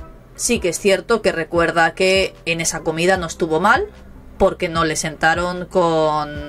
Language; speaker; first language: Spanish; native; Spanish